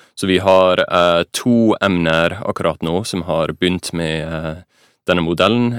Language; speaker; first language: Norwegian; non-native, fluent; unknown